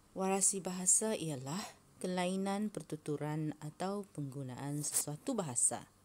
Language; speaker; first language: Malay; native; Malay